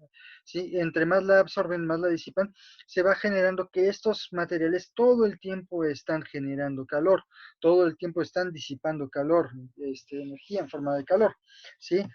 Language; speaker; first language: Spanish; native; Spanish